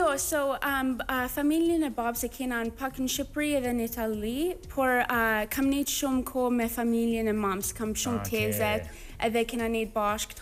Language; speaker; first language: Albanian; early bilingual, heritage; English